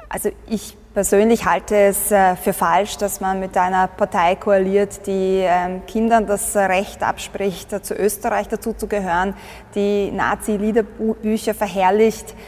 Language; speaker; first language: German; early bilingual, other home language; Bosnian